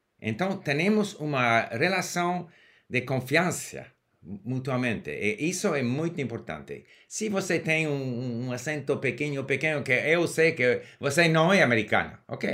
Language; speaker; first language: Portuguese; non-native, learner; English